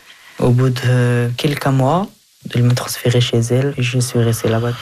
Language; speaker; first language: French; early bilingual, other home language; Persian